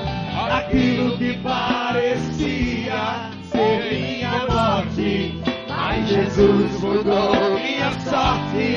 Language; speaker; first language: Portuguese; native; Portuguese